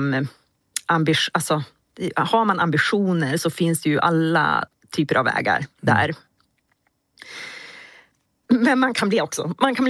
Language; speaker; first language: Swedish; native; Swedish